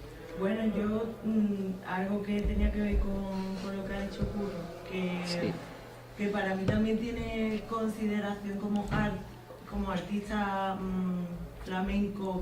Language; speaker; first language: Spanish; native; Spanish